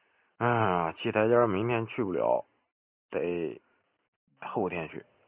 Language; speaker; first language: Chinese; native; Chinese